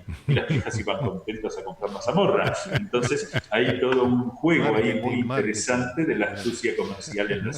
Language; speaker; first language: Spanish; native; Spanish